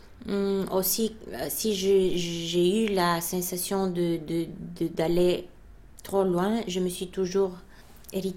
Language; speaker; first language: French; non-native, fluent; Bulgarian